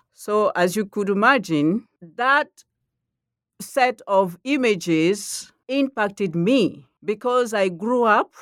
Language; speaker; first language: English; non-native, fluent; Mandingo